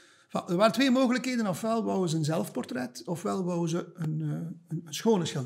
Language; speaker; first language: Dutch; native; Dutch